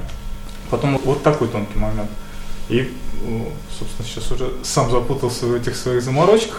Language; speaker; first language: Russian; native; Russian